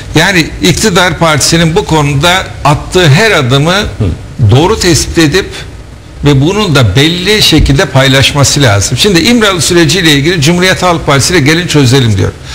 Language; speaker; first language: Turkish; native; Turkish